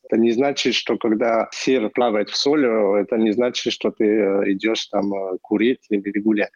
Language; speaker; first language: Russian; non-native, fluent; French